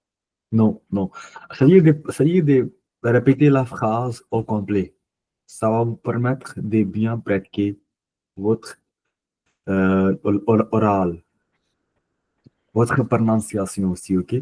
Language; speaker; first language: French; non-native, learner; Punjabi